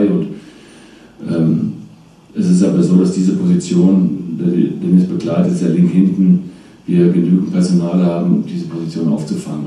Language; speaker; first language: German; native; German